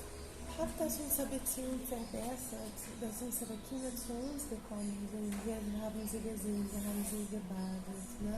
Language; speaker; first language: German; non-native, fluent; Portuguese